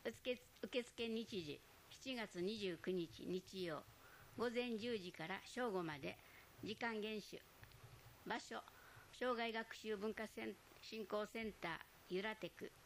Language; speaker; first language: Japanese; native; Japanese